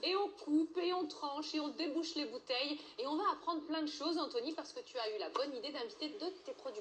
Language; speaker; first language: French; native; French